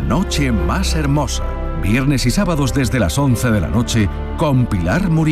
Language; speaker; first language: Spanish; native; Spanish